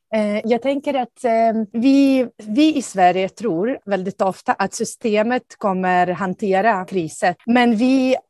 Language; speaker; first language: Swedish; non-native, fluent; Ukrainian